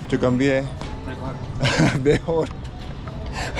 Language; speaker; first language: Spanish; non-native, learner; Korean